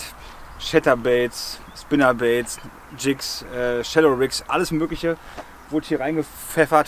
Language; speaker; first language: German; native; German